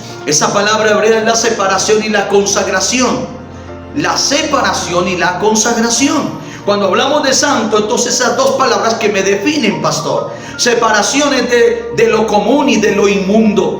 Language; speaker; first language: Spanish; native; Spanish